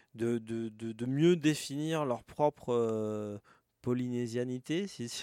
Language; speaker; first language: French; native; French